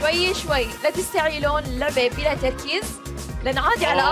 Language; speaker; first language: Arabic; native; Arabic